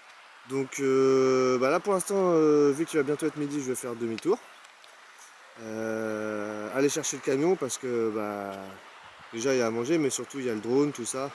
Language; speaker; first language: French; native; French